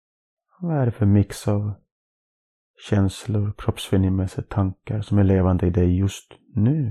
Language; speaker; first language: Swedish; non-native, fluent; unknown